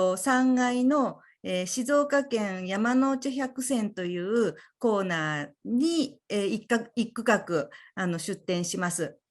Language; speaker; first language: Japanese; native; Japanese